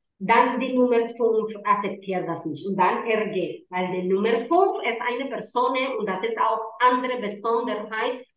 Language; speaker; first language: German; non-native, learner; Spanish